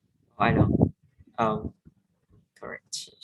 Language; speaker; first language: English; non-native, learner; Vietnamese